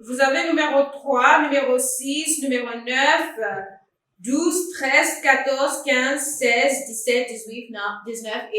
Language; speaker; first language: French; non-native, fluent; English